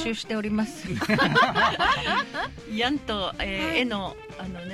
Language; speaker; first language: Japanese; native; Japanese